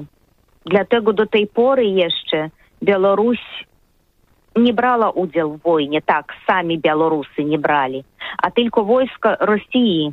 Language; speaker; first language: Polish; non-native, learner; Russian